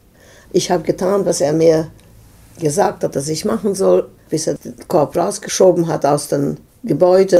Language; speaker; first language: German; non-native, fluent; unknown